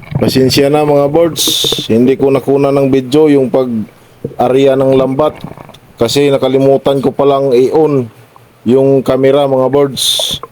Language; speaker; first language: Filipino; non-native, local second language; Waray